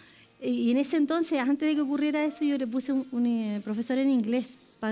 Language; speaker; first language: Spanish; native; Spanish